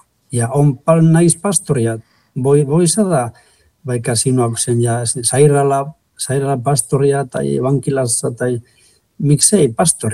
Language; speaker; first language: Finnish; non-native, fluent; Spanish